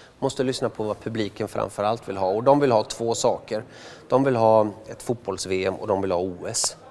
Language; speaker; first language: Swedish; early bilingual, other home language; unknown